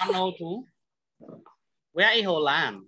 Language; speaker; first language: English; non-native, fluent; Khmer